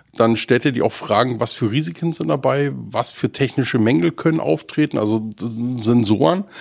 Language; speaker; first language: German; native; German